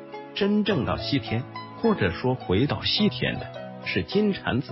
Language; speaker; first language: Chinese; native; Chinese